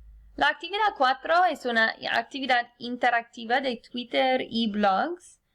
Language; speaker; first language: Spanish; non-native, fluent; English